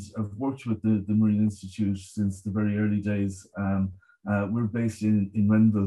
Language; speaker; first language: English; native; English